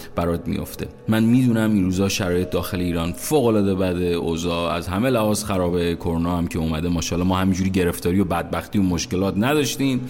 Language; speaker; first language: Persian; native; Persian